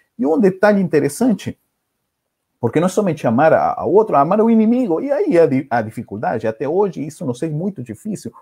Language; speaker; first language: Portuguese; non-native, fluent; Spanish